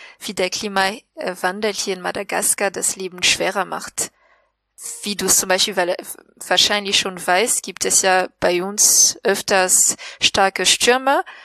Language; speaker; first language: German; non-native, fluent; Malagasy